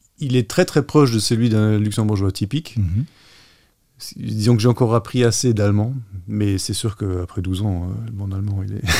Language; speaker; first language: French; non-native, local second language; Luxembourgish